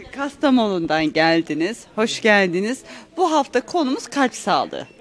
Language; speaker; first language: Turkish; native; Turkish